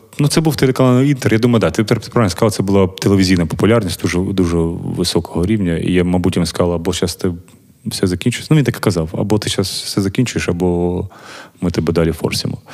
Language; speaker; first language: Ukrainian; native; Ukrainian